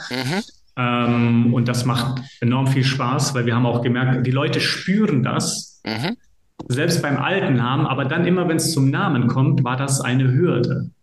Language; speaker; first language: German; early bilingual, other home language; Serbian